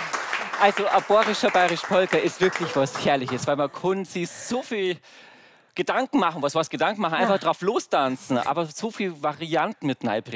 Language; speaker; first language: German; native; German